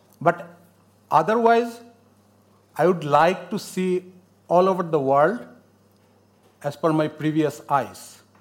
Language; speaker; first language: English; non-native, local second language; Bangla